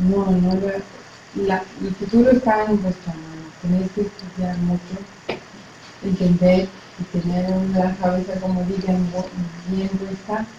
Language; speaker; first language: Spanish; non-native, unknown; Arabic